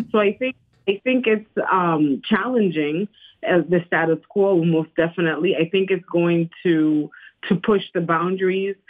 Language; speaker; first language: English; non-native, fluent; Spanish